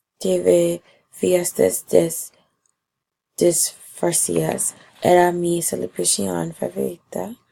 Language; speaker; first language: Spanish; non-native, learner; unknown